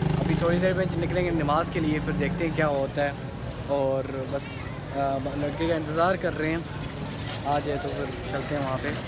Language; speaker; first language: Urdu; non-native, local second language; Sindhi